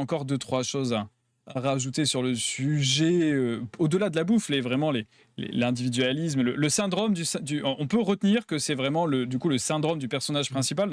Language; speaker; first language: French; native; French